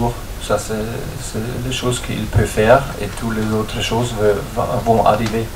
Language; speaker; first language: French; non-native, fluent; German